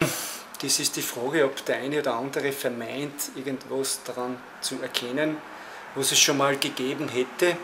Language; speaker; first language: German; native; German